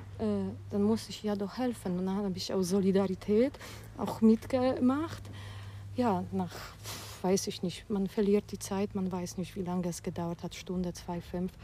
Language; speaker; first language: German; non-native, fluent; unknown